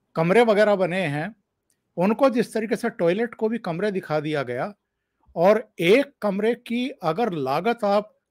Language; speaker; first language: Hindi; native; Hindi